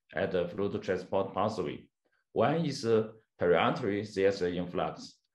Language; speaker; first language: English; non-native, learner; Chinese